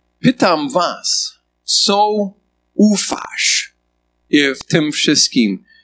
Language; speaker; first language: Polish; non-native, fluent; English